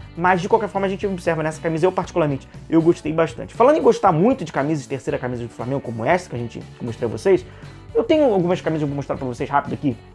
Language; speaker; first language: Portuguese; native; Portuguese